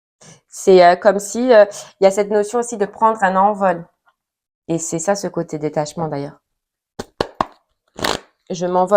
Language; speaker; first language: French; native; French